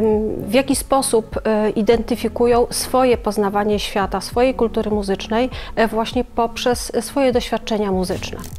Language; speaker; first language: Polish; native; Polish